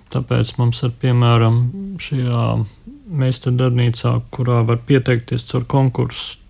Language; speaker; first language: Latvian; native; Latvian